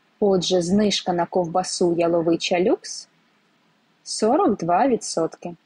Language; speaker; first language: Ukrainian; native; Ukrainian